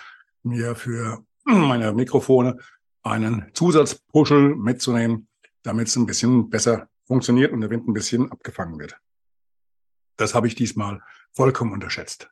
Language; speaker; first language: German; native; German